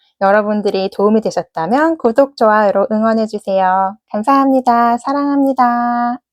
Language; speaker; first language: Korean; native; Korean